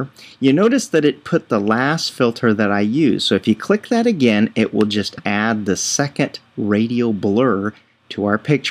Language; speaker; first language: English; native; English